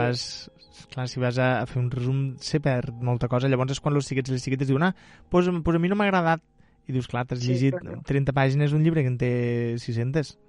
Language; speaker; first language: Catalan; native; Catalan